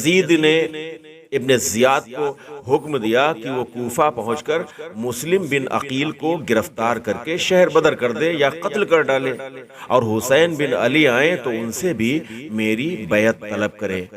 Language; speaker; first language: Urdu; native; Urdu